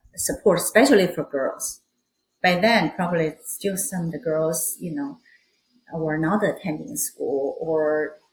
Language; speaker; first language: English; non-native, fluent; Chinese